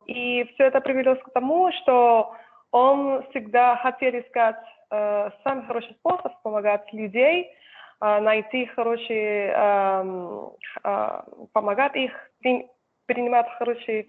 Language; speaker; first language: Russian; non-native, fluent; Spanish